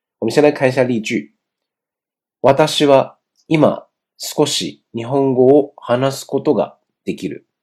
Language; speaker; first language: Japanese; non-native, fluent; Chinese